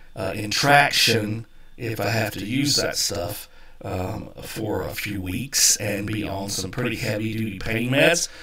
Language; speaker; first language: English; native; English